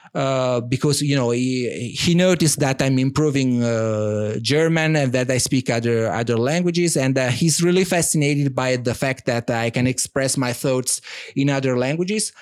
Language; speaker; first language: English; non-native, fluent; Italian